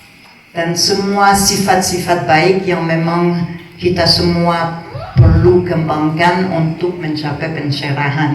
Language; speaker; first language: Indonesian; non-native, fluent; French